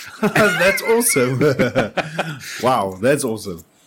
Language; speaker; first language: English; non-native, local second language; Afrikaans